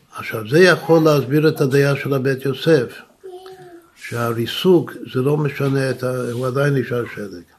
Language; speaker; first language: Hebrew; non-native, fluent; English